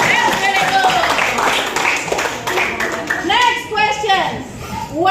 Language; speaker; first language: English; non-native, learner; Indonesian